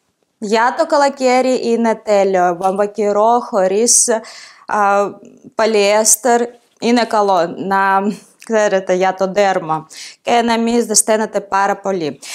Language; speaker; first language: Greek; non-native, fluent; Ukrainian